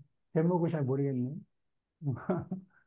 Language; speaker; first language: Korean; native; Korean